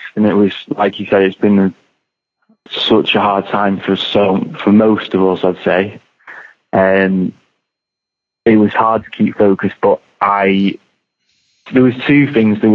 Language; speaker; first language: English; native; English